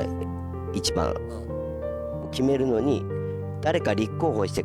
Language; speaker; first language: Japanese; native; Japanese